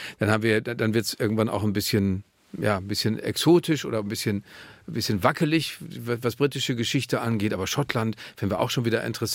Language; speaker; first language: German; native; German